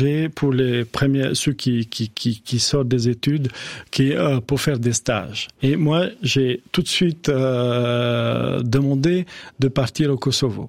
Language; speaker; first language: French; non-native, fluent; Albanian